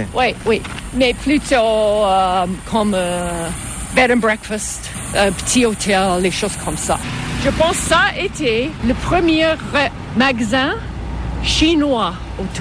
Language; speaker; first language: French; non-native, fluent; English